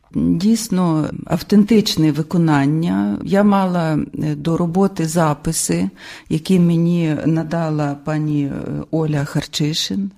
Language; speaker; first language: Ukrainian; native; Ukrainian